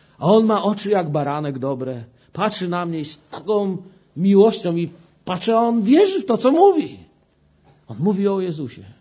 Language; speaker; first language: Polish; native; Polish